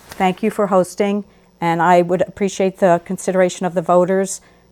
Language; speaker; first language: English; native; English